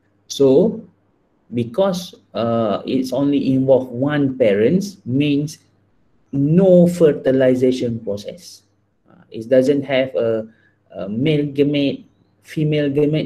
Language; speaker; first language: English; non-native, local second language; Malay